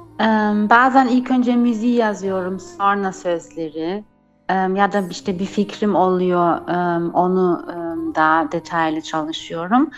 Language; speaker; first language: Turkish; early bilingual, heritage; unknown